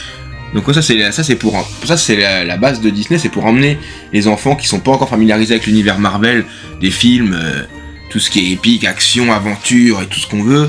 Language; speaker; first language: French; native; French